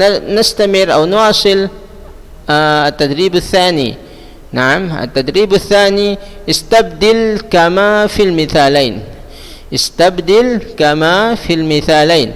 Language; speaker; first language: Arabic; non-native, fluent; Indonesian